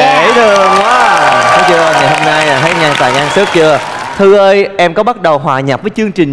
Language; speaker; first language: Vietnamese; native; Vietnamese